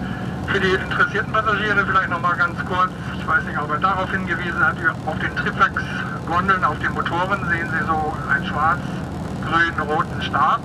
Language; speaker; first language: German; native; German